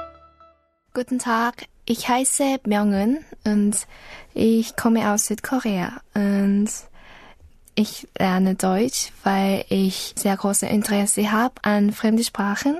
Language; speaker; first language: German; non-native, learner; Korean